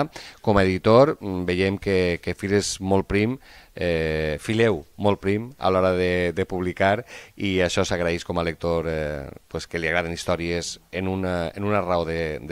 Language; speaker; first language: Catalan; native; Catalan